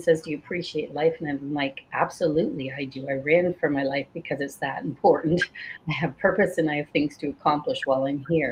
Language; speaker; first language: English; native; English